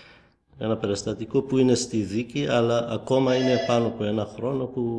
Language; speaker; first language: Greek; non-native, fluent; Kurdish